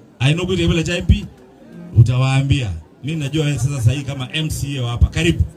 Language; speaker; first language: Swahili; non-native, local second language; Kamba